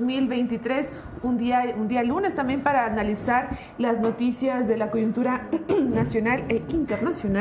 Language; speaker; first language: Spanish; native; Spanish